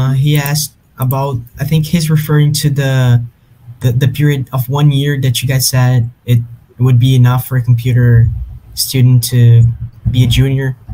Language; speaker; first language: English; non-native, fluent; Portuguese